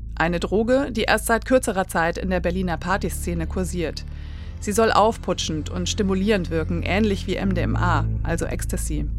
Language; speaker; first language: German; native; German